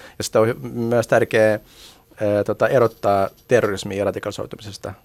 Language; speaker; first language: Finnish; early bilingual, other home language; Arabic